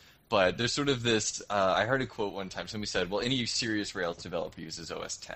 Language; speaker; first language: English; native; English